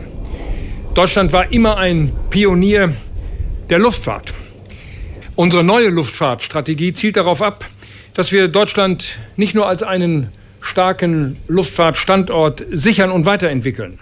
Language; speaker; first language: German; native; German